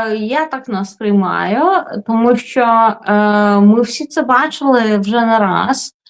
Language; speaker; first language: Ukrainian; non-native, fluent; Lithuanian